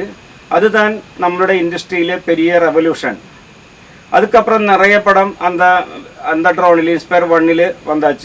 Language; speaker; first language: Tamil; non-native, learner; Malayalam